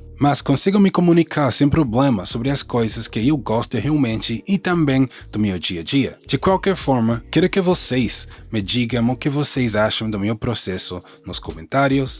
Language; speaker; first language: Portuguese; non-native, learner; English